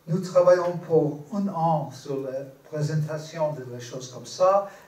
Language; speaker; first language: French; non-native, learner; English